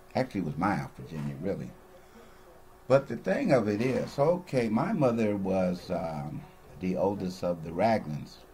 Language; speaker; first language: English; native; English